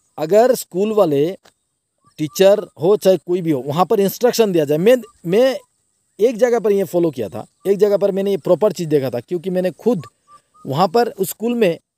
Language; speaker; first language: Hindi; non-native, local second language; Bangla